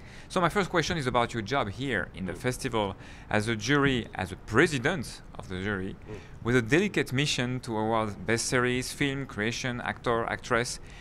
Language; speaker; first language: English; non-native, fluent; French